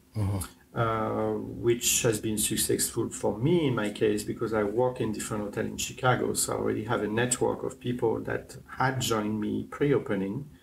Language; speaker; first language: English; non-native, fluent; French